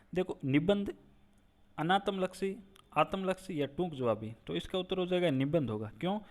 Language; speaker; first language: Hindi; non-native, local second language; Gujarati